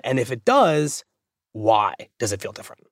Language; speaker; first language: English; native; English